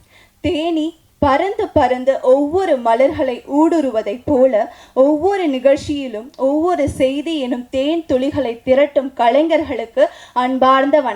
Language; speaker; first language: Tamil; native; Tamil